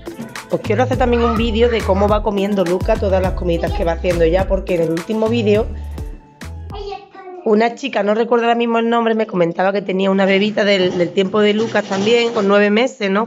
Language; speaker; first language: Spanish; native; Spanish